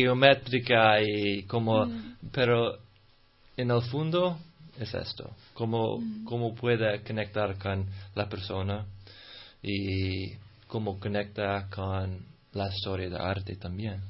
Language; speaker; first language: Spanish; non-native, fluent; English